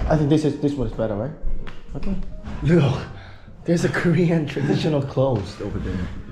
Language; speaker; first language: English; non-native, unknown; Korean